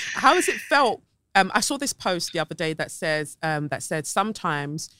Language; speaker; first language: English; native; English